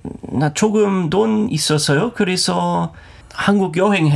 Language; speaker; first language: Korean; non-native, learner; German